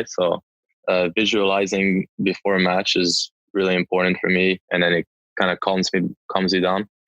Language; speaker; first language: English; non-native, local second language; French